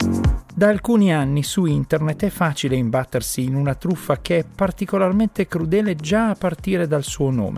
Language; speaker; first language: Italian; native; Italian